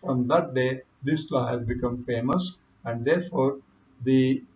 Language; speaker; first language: English; non-native, local second language; Kannada